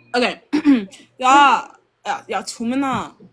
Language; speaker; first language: Korean; non-native, learner; English